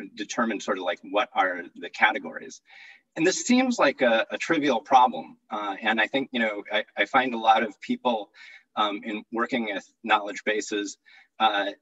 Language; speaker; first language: English; native; English